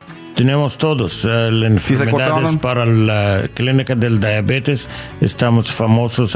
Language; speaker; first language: Spanish; non-native, learner; English